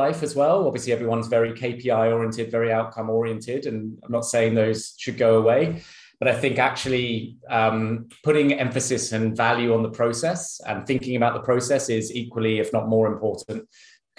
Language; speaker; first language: English; native; English